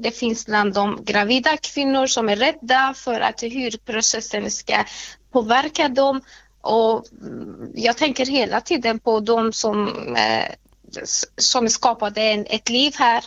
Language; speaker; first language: Swedish; non-native, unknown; Persian